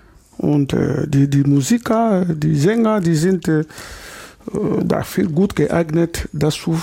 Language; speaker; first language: German; non-native, learner; Lingala